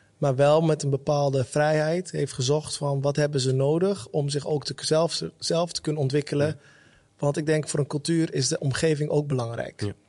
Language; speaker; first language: Dutch; early bilingual, other home language; Somali